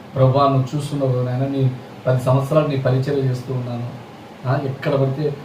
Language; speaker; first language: Telugu; non-native, local second language; Lambadi